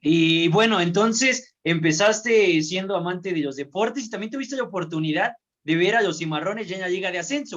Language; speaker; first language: Spanish; native; Spanish